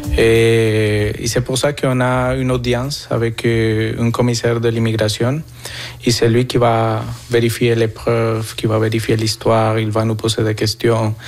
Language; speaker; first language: French; non-native, fluent; Spanish